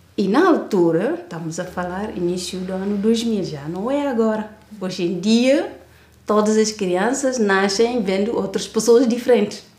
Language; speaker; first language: Portuguese; non-native, fluent; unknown